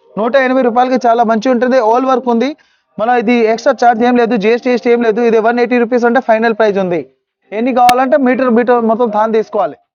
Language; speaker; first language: Telugu; non-native, local second language; Urdu